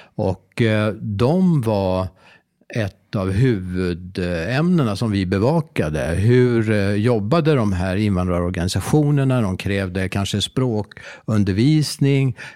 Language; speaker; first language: Swedish; native; Swedish